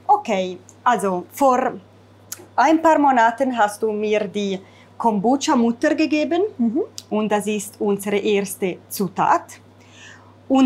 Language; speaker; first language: German; non-native, fluent; Italian